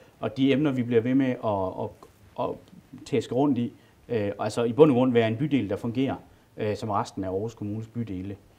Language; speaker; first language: Danish; native; Danish